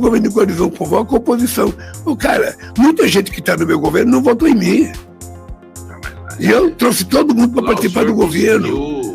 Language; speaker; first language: Portuguese; native; Portuguese